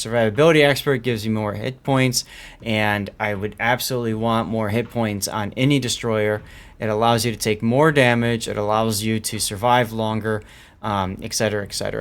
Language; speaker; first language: English; native; English